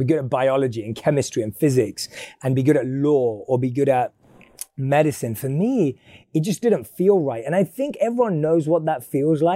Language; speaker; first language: English; native; English